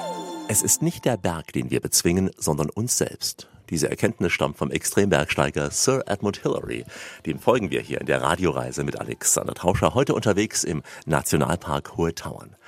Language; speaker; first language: German; native; German